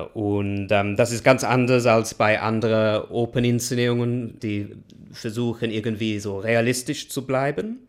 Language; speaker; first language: German; non-native, fluent; English